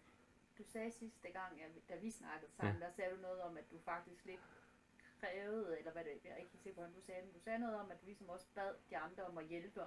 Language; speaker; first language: Danish; native; Danish